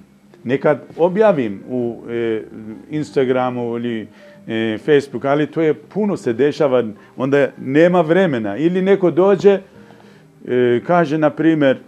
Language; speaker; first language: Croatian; non-native, fluent; Persian